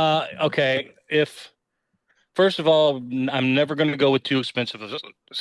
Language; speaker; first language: English; native; English